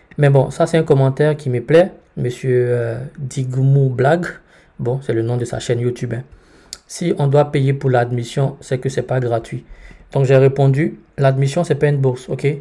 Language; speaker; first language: French; native; French